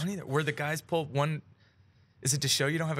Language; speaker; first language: English; native; English